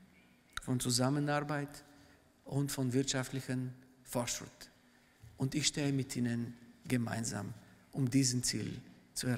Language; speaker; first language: German; non-native, fluent; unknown